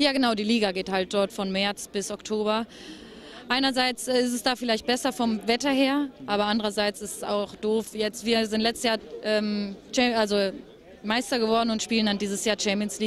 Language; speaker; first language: German; native; German